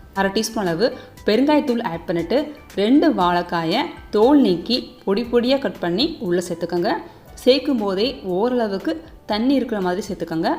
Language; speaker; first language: Tamil; native; Tamil